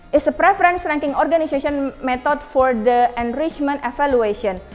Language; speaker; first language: English; non-native, learner; Indonesian